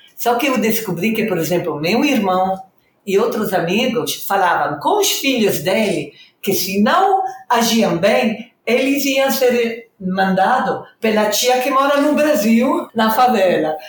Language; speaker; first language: Portuguese; non-native, fluent; Italian